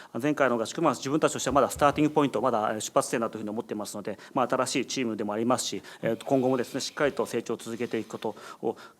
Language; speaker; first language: Japanese; native; Japanese